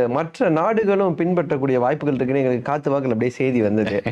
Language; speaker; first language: Tamil; native; Tamil